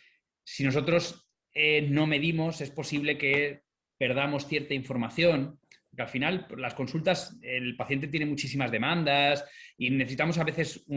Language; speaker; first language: Spanish; native; Spanish